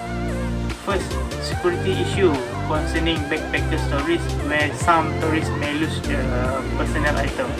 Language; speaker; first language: English; non-native, learner; Malay